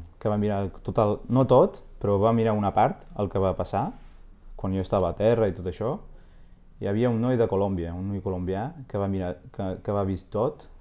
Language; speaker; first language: Catalan; non-native, fluent; Arabic